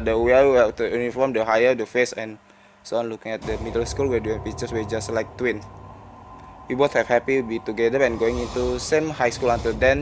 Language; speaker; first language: English; non-native, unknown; Indonesian